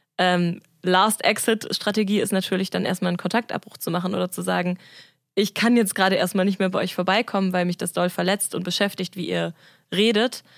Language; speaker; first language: German; native; German